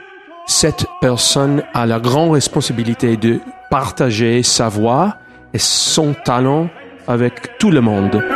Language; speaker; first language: French; non-native, learner; English